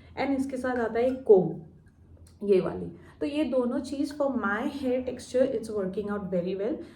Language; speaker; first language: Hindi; non-native, local second language; Assamese